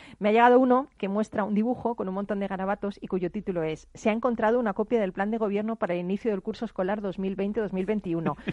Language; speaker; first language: Spanish; native; Spanish